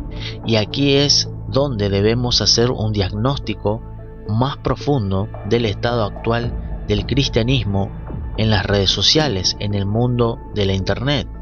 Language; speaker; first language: Spanish; native; Spanish